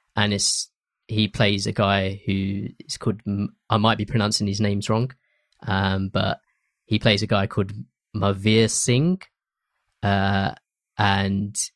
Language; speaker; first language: English; early bilingual, other home language; Hindi